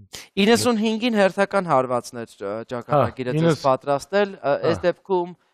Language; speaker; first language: Armenian; native; Armenian